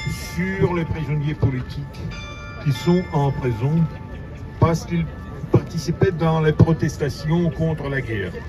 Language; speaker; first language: French; non-native, learner; Russian